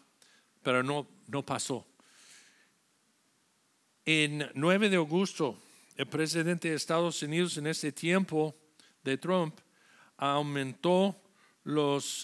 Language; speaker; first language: Spanish; non-native, fluent; English